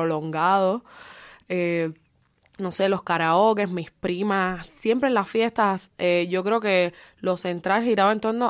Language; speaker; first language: Spanish; native; Spanish